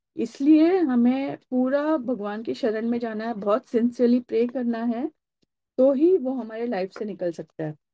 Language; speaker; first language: Hindi; non-native, local second language; Marathi